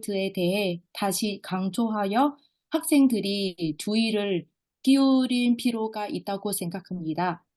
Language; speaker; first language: Korean; non-native, fluent; Vietnamese